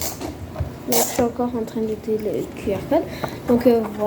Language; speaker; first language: French; native; French